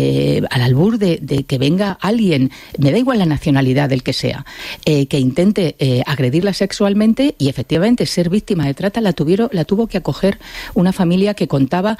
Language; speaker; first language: Spanish; native; Spanish